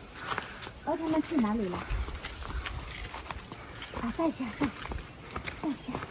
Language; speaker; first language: Chinese; non-native, learner; Vietnamese